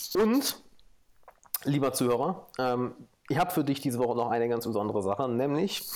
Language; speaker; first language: German; native; German